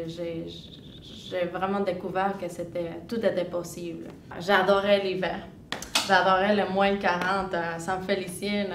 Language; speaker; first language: French; non-native, fluent; Spanish